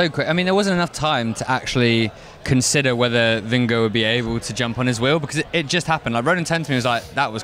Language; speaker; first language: English; native; English